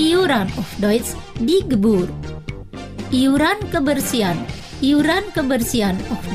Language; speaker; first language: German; non-native, fluent; Indonesian